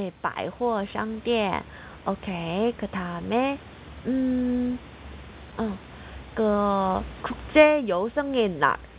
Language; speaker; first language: Korean; non-native, fluent; Chinese